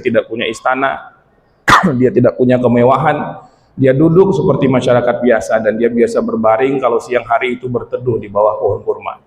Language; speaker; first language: Indonesian; native; Indonesian